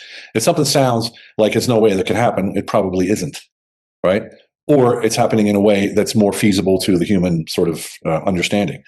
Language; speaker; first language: English; native; English